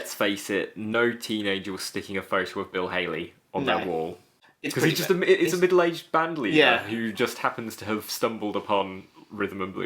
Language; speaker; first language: English; native; English